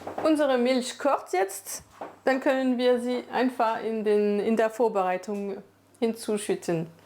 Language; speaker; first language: German; non-native, fluent; French